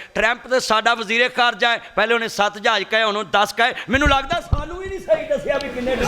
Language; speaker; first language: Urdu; non-native, local second language; Punjabi